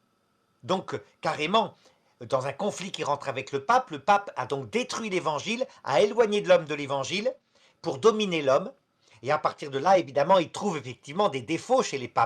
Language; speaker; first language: French; native; French